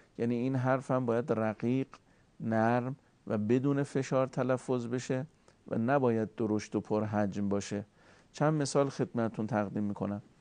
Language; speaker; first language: Persian; native; Persian